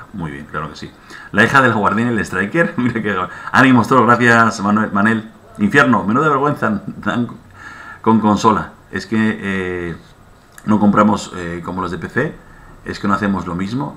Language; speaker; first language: Spanish; native; Spanish